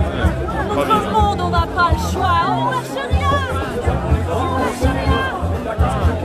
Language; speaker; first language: French; native; French